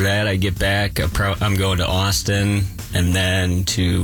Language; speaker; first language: English; native; English